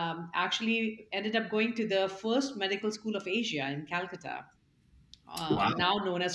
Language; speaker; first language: English; non-native, local second language; Hindi